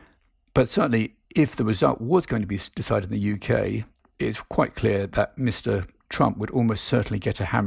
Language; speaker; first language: English; native; English